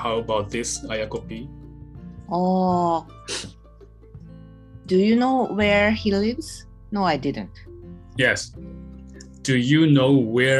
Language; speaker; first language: English; non-native, learner; Japanese